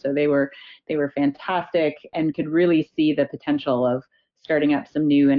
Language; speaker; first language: English; native; English